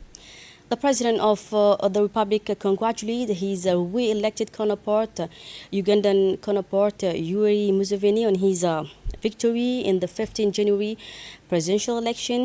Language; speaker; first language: English; non-native, fluent; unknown